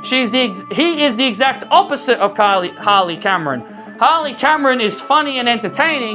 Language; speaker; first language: English; native; English